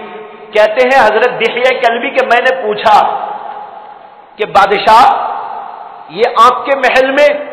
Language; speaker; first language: Urdu; native; Urdu